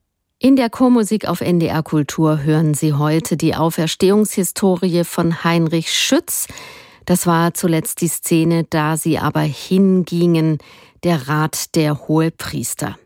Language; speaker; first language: German; native; German